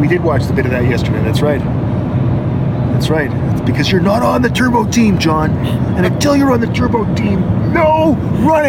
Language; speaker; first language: English; native; English